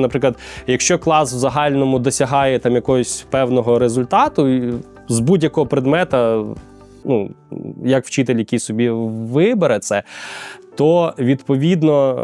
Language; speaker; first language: Ukrainian; native; Ukrainian